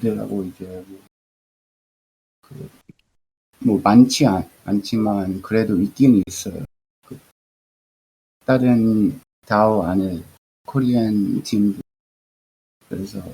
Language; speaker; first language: Korean; early bilingual, heritage; Korean